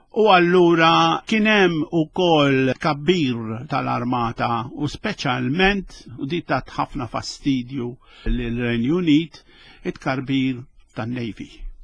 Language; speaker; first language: Maltese; early bilingual, other home language; Spanish